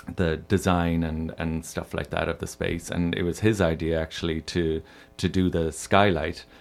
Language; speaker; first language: English; native; English